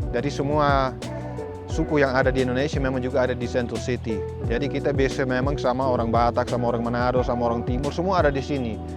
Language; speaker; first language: Indonesian; non-native, fluent; Dutch